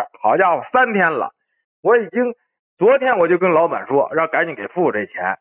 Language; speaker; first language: Chinese; native; Chinese